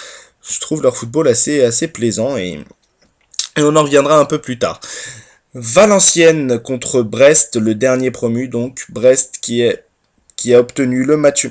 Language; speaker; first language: French; native; French